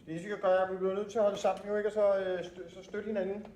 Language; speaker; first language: Danish; native; Danish